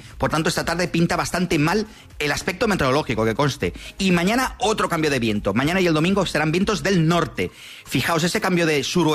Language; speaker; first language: Spanish; native; Spanish